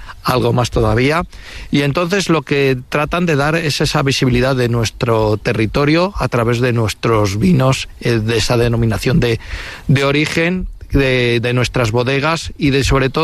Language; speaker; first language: Spanish; native; Spanish